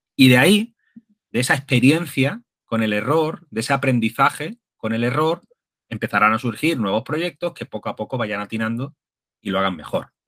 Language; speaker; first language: Spanish; native; Spanish